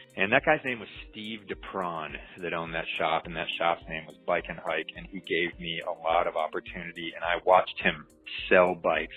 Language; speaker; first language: English; native; English